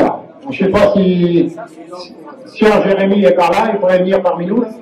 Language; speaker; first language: French; native; French